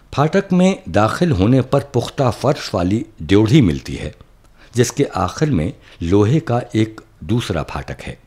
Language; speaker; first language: Urdu; native; Urdu